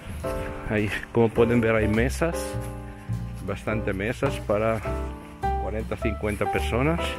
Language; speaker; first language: Spanish; non-native, fluent; Portuguese